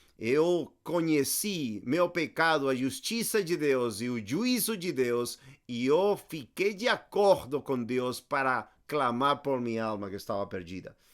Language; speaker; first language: Portuguese; non-native, fluent; Spanish